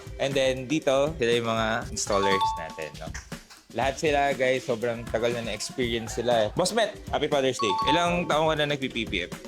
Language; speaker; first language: Filipino; native; Filipino